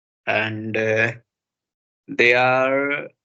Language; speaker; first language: English; non-native, learner; Hindi